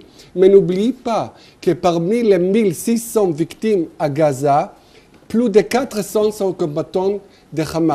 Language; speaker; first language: French; non-native, fluent; Hebrew